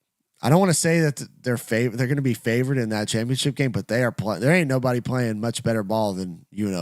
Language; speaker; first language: English; native; English